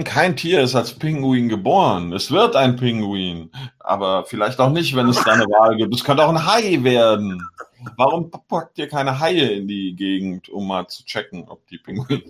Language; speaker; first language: German; native; German